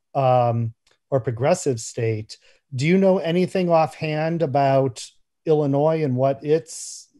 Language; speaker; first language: English; native; English